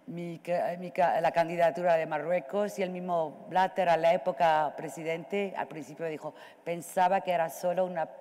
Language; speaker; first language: Spanish; non-native, fluent; Arabic